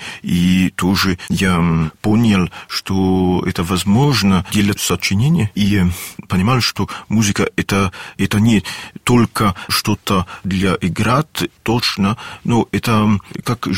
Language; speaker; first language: Russian; non-native, learner; French